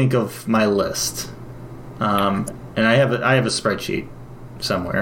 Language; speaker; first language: English; native; English